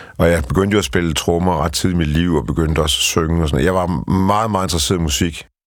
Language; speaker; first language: Danish; early bilingual, other home language; Polish